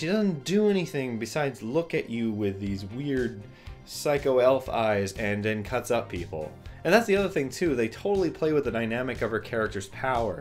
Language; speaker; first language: English; native; English